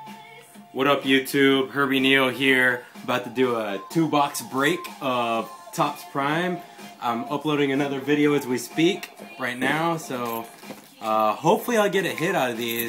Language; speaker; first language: English; native; English